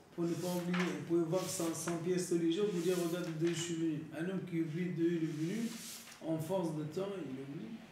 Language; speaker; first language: French; native; French